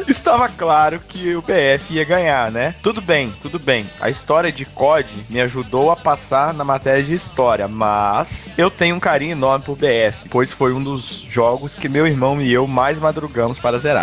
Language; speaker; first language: Portuguese; native; Portuguese